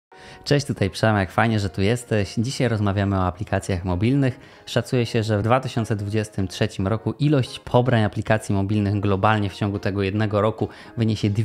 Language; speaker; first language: Polish; native; Polish